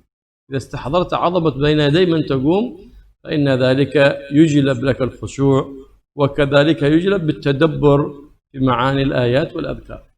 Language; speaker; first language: Arabic; native; Arabic